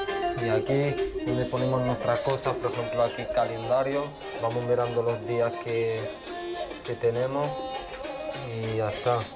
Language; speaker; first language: Spanish; early bilingual, other home language; Arabic